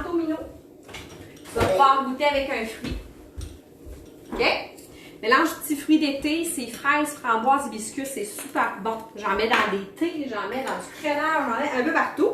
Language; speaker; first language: French; native; French